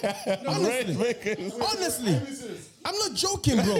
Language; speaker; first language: English; non-native, local second language; Igbo